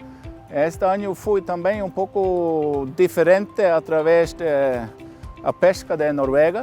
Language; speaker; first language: Portuguese; non-native, fluent; Norwegian